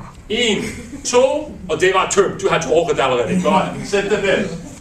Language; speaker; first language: Danish; non-native, learner; English